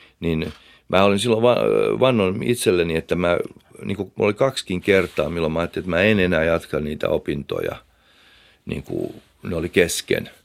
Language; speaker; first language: Finnish; native; Finnish